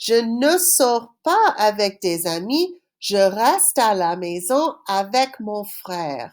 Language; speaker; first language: French; non-native, fluent; English